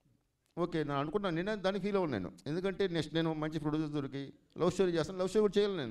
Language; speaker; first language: Telugu; native; Telugu